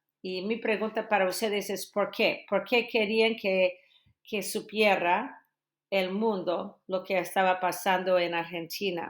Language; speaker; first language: Spanish; non-native, fluent; English